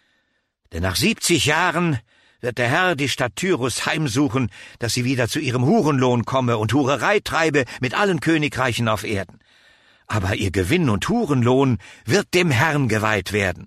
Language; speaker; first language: German; native; German